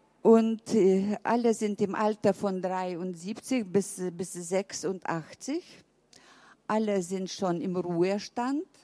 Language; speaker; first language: German; early bilingual, heritage; German